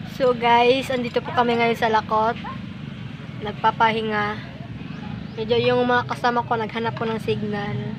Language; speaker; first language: Filipino; non-native, local second language; Cebuano